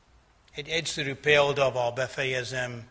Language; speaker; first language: Hungarian; non-native, fluent; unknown